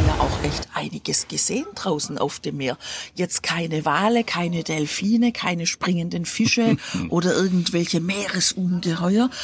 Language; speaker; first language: German; native; German